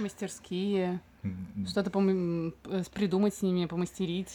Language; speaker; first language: Russian; native; Russian